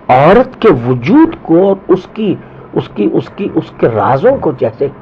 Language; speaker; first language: Urdu; non-native, local second language; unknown